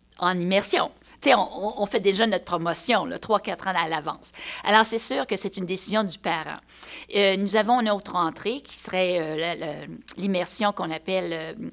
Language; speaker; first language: French; native; French